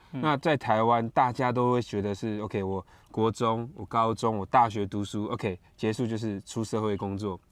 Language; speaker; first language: Chinese; native; Chinese